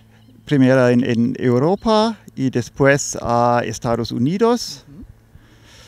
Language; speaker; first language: Spanish; non-native, learner; German